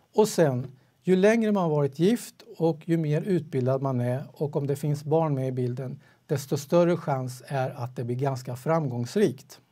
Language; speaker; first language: Swedish; native; Swedish